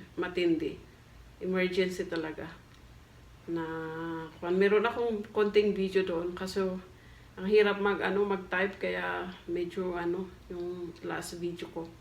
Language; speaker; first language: Filipino; non-native, local second language; Cebuano